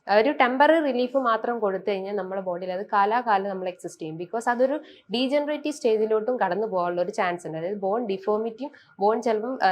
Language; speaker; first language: Malayalam; native; Malayalam